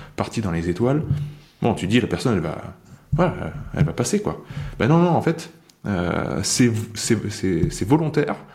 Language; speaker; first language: French; native; French